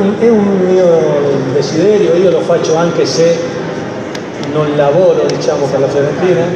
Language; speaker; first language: Italian; non-native, fluent; Spanish